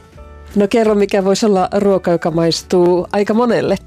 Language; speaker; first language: Finnish; native; Finnish